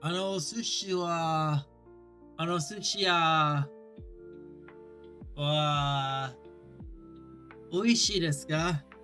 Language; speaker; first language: Japanese; non-native, learner; English